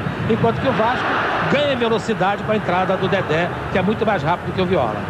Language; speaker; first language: Portuguese; native; Portuguese